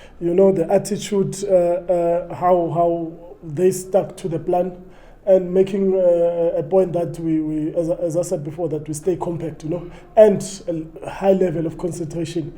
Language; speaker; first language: English; non-native, local second language; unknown